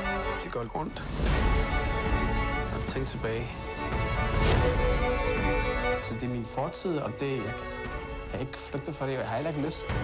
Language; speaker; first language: Danish; early bilingual, other home language; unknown